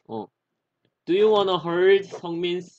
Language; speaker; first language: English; non-native, learner; Korean